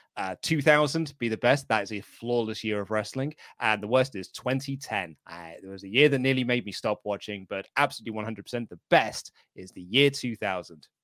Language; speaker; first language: English; native; English